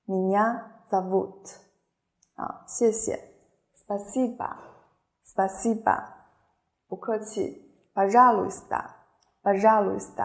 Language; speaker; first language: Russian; non-native, fluent; Chinese